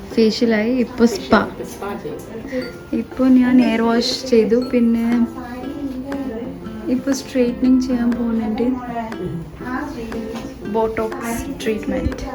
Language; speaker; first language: Malayalam; non-native, fluent; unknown